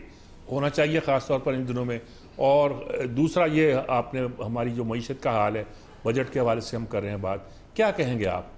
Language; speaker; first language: Urdu; native; Urdu